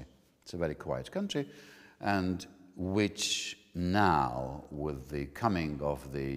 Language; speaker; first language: English; non-native, fluent; Hungarian